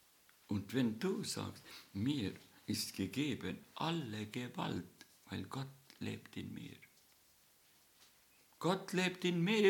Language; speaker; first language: German; non-native, learner; Estonian